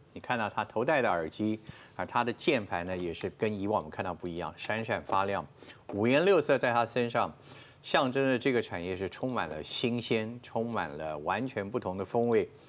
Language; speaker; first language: Chinese; native; Chinese